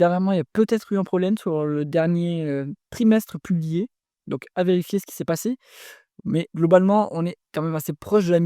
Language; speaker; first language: French; native; French